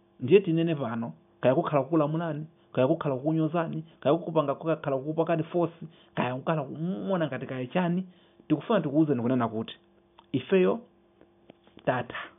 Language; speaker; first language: Nyanja; non-native, local second language; Yao